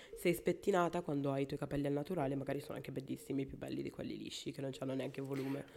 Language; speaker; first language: Italian; non-native, fluent; Spanish